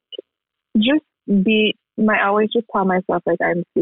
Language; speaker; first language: English; non-native, local second language; Filipino